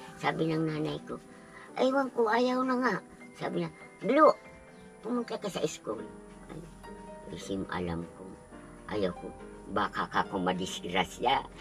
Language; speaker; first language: Filipino; non-native, local second language; Bikol